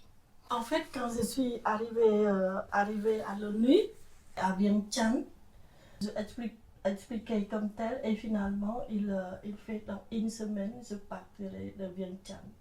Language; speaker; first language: French; non-native, fluent; Khmer